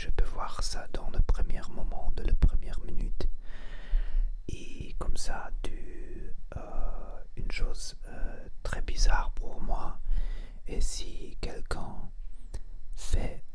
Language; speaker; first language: French; non-native, learner; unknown